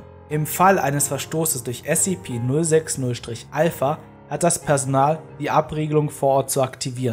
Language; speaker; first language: German; native; German